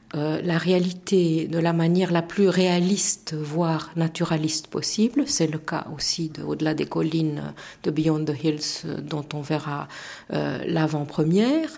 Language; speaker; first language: French; non-native, fluent; Romanian